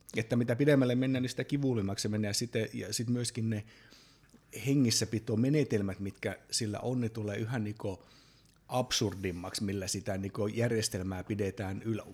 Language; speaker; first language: Finnish; native; Finnish